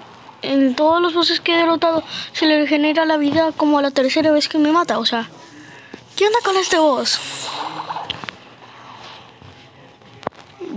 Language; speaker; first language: Spanish; native; Spanish